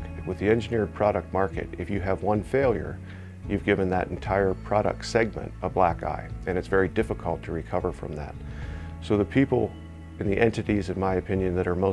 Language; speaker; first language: English; native; English